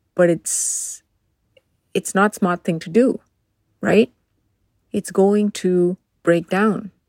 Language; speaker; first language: English; non-native, local second language; Tamil